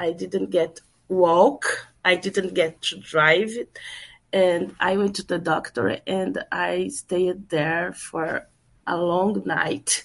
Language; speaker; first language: English; non-native, learner; Portuguese